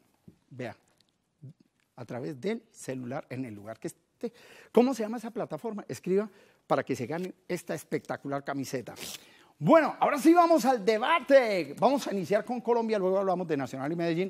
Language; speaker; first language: Spanish; native; Spanish